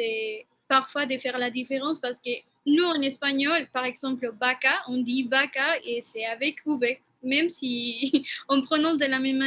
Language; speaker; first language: French; non-native, fluent; Spanish